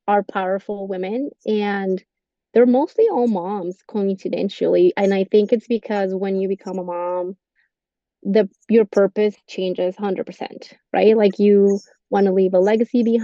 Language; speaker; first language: English; non-native, fluent; Spanish